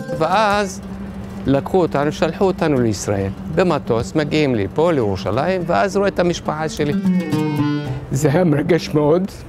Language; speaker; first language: Hebrew; non-native, fluent; Arabic